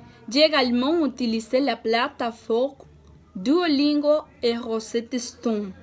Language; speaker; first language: French; non-native, learner; Spanish